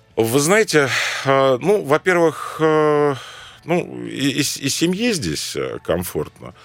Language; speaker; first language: Russian; non-native, fluent; Arabic